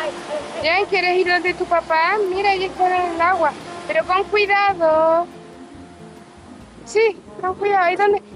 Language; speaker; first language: Spanish; native; Spanish